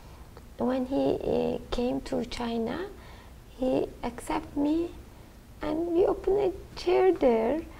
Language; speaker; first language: English; non-native, learner; Turkish